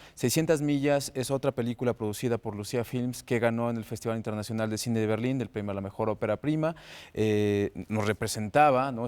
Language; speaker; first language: Spanish; native; Spanish